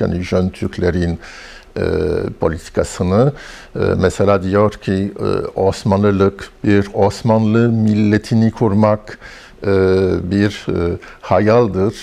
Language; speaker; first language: Turkish; non-native, fluent; French